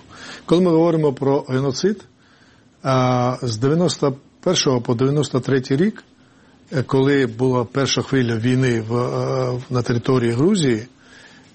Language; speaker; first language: Ukrainian; non-native, fluent; Georgian